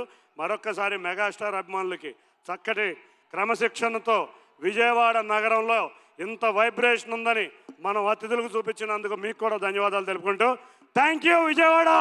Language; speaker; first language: Telugu; native; Telugu